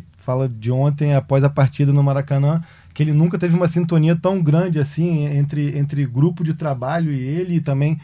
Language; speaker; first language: Portuguese; native; Portuguese